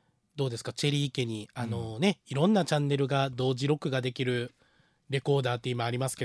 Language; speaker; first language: Japanese; native; Japanese